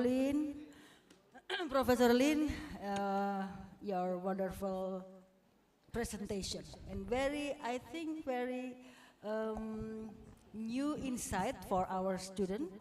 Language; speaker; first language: English; non-native, fluent; Indonesian